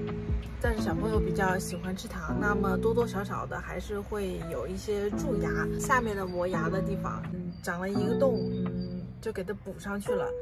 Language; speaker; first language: Chinese; native; Chinese